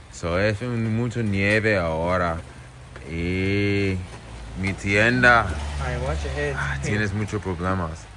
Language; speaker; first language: Spanish; non-native, learner; English